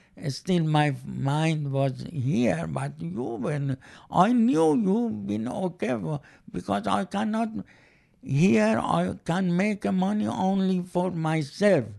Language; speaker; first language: English; non-native, learner; Persian